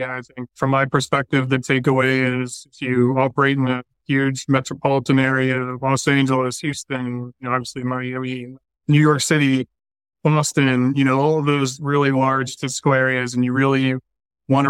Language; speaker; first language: English; native; English